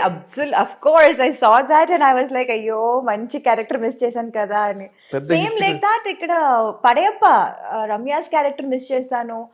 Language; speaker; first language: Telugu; non-native, local second language; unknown